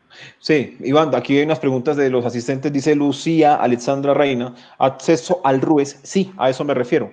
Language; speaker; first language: Spanish; native; Spanish